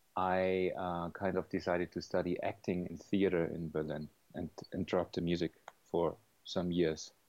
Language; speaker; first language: English; non-native, fluent; German